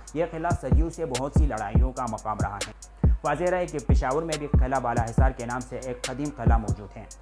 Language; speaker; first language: Urdu; non-native, local second language; Pashto